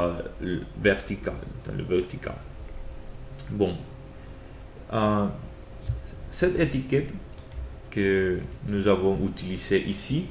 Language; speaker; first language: French; non-native, learner; Spanish